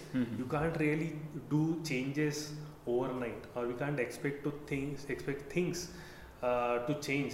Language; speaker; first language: English; non-native, local second language; Marathi